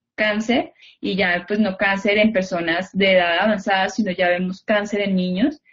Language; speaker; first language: Spanish; native; Spanish